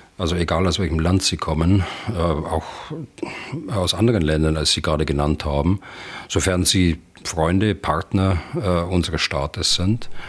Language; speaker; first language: German; native; German